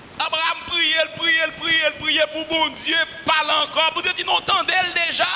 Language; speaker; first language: French; non-native, local second language; Haitian Creole